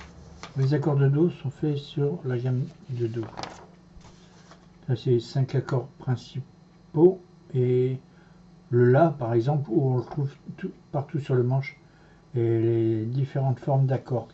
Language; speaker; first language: French; native; French